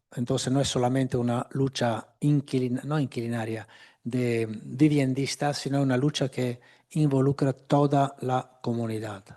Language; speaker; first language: Spanish; non-native, fluent; Italian